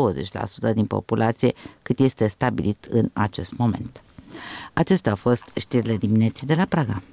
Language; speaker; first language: Romanian; native; Romanian